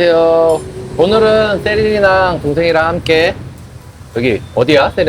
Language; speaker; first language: Korean; native; Korean